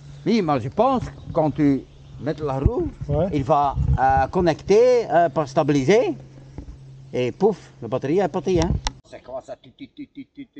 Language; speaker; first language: French; non-native, local second language; Dutch